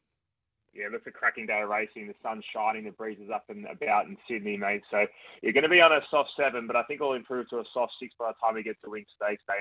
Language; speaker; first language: English; native; English